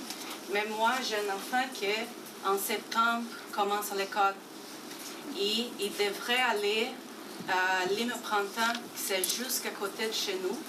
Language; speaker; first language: French; non-native, fluent; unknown